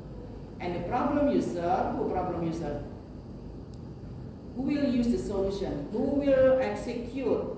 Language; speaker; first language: English; non-native, learner; Indonesian